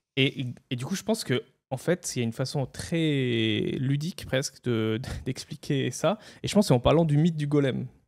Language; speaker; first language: French; non-native, fluent; Hebrew